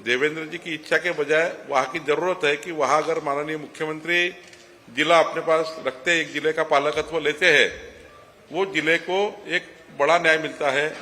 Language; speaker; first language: Hindi; non-native, local second language; Marathi